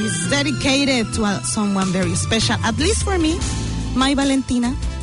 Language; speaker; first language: English; non-native, fluent; Spanish